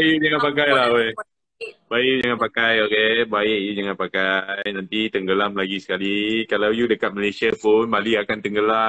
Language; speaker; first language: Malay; non-native, local second language; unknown